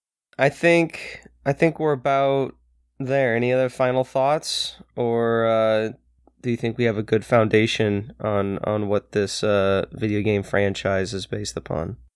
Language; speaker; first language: English; native; English